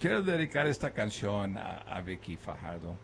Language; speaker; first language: Spanish; early bilingual, other home language; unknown